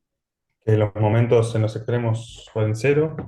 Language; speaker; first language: Spanish; native; Spanish